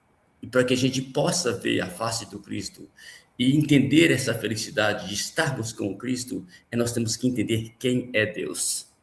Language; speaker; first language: Portuguese; native; Portuguese